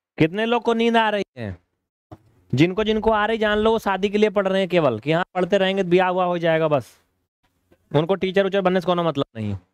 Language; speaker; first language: Hindi; native; Hindi